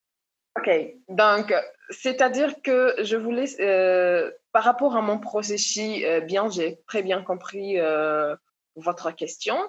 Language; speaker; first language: French; non-native, local second language; Comorian